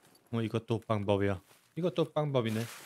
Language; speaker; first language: Korean; non-native, learner; German